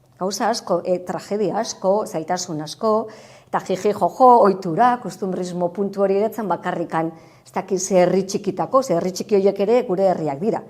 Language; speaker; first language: Basque; native; Basque